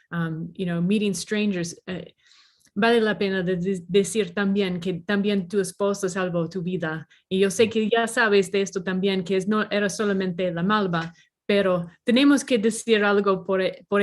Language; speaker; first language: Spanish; non-native, learner; English